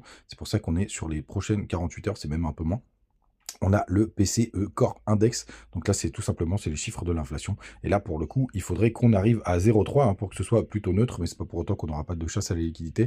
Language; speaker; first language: French; native; French